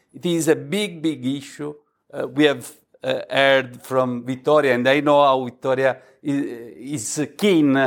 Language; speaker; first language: English; non-native, fluent; Italian